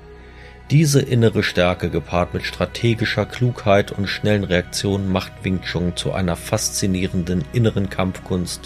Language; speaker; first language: German; native; German